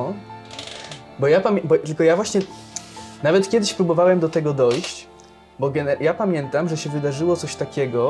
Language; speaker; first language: Polish; native; Polish